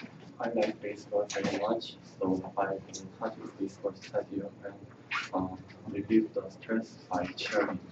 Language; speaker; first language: English; non-native, learner; Korean